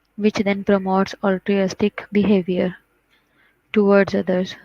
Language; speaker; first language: English; non-native, local second language; Urdu